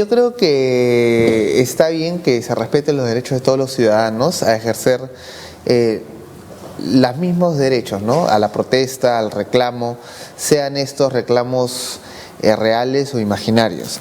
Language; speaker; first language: Spanish; native; Spanish